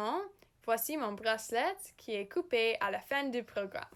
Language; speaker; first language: French; non-native, learner; English